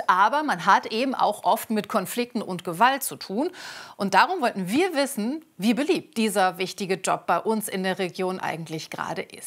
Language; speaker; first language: German; native; German